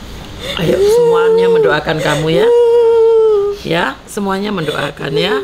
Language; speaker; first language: Indonesian; native; Indonesian